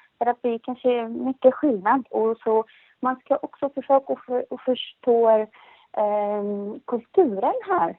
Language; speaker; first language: Swedish; non-native, learner; Arabic